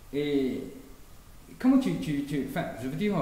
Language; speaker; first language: French; non-native, fluent; Chinese